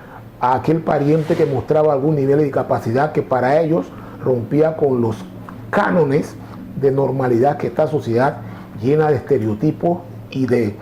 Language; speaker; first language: Spanish; native; Spanish